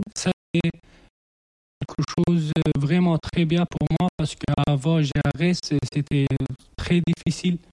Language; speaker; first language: French; non-native, learner; Persian